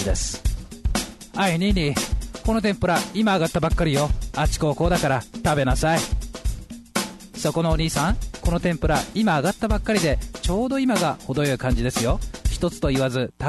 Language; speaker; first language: Japanese; native; Japanese